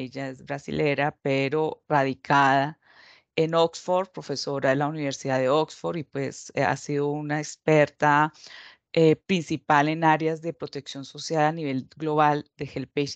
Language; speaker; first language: Spanish; native; Spanish